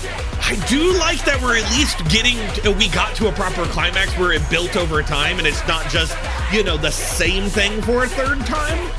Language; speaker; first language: English; native; English